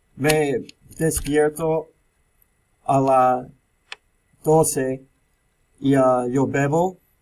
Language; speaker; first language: Spanish; non-native, learner; English